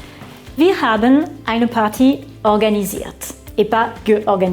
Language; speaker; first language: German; non-native, fluent; French